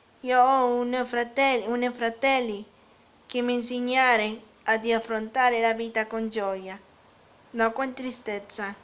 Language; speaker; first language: Italian; non-native, learner; Spanish